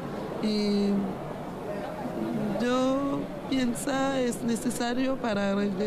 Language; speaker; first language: Spanish; non-native, learner; Haitian Creole